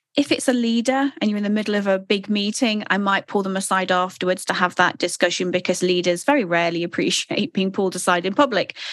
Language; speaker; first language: English; native; English